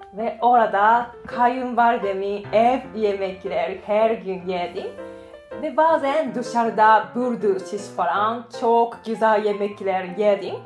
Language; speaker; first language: Turkish; non-native, learner; Japanese